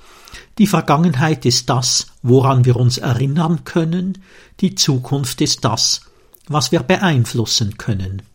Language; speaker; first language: German; native; German